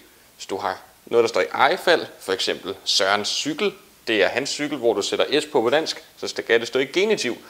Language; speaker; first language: Danish; native; Danish